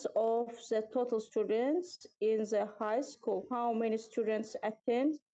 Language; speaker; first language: English; non-native, fluent; Azerbaijani